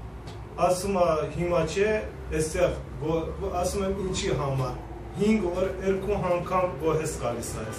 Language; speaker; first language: Armenian; non-native, learner; Persian